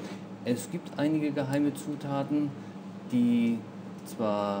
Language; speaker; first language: German; native; German